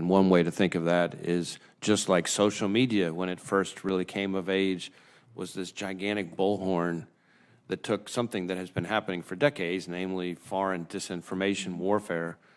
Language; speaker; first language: English; native; English